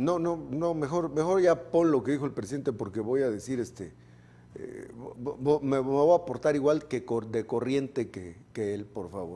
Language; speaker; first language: Spanish; native; Spanish